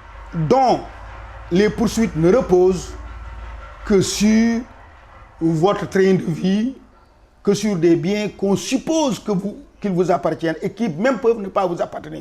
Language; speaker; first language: French; non-native, local second language; Wolof